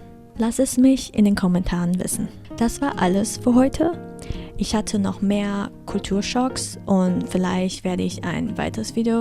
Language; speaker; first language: German; early bilingual, heritage; German